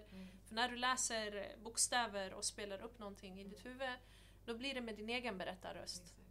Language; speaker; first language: Swedish; early bilingual, other home language; Persian